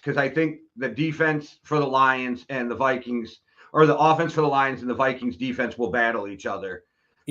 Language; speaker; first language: English; native; English